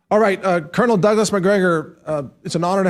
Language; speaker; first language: English; native; English